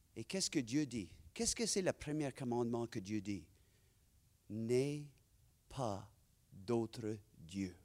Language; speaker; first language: French; non-native, fluent; English